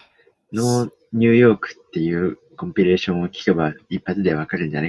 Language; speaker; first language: Japanese; native; Japanese